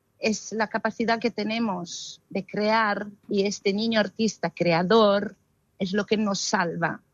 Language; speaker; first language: Spanish; non-native, fluent; Italian